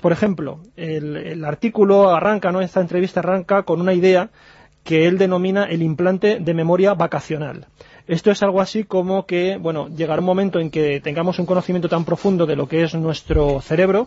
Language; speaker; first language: Spanish; native; Spanish